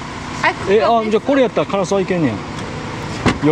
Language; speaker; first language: Japanese; native; Japanese